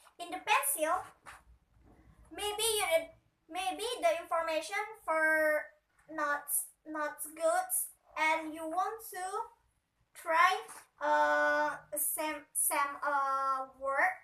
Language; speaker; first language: English; non-native, learner; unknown